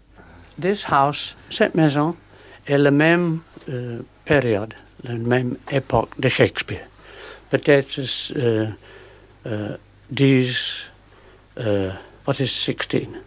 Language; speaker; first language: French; non-native, learner; English